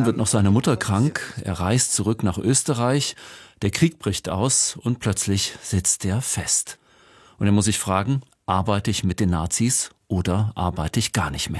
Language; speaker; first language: German; native; German